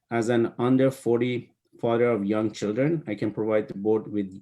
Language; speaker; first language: English; non-native, fluent; Persian